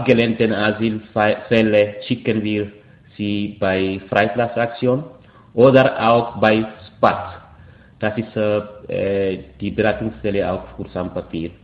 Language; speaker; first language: German; non-native, fluent; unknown